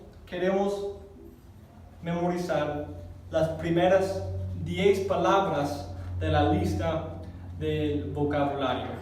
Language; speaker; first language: Spanish; non-native, fluent; English